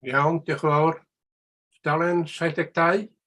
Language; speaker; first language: Welsh; native; Welsh